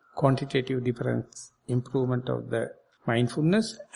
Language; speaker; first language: English; non-native, local second language; Sinhala